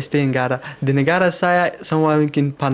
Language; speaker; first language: Indonesian; non-native, learner; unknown